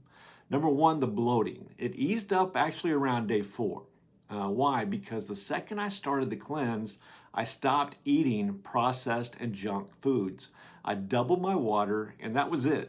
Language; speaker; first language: English; native; English